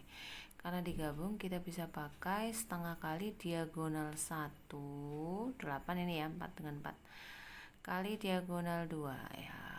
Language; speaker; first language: Indonesian; native; Indonesian